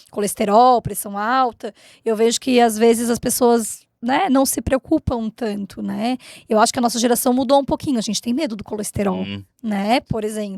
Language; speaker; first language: Portuguese; native; Portuguese